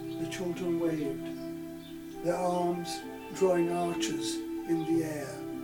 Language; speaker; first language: English; native; English